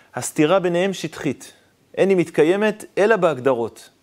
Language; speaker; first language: Hebrew; native; Hebrew